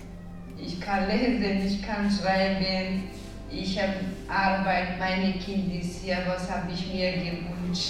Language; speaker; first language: German; non-native, learner; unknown